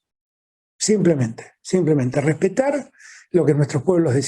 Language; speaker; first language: Spanish; native; Spanish